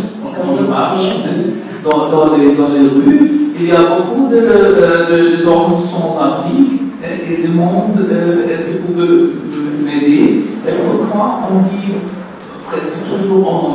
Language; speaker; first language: French; non-native, learner; German